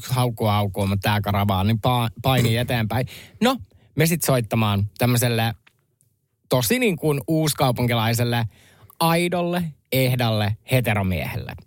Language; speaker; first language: Finnish; native; Finnish